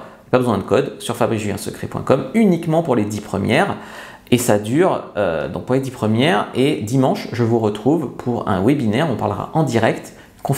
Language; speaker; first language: French; native; French